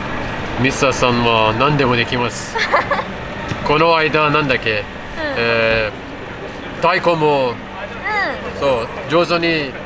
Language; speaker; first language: Japanese; non-native, learner; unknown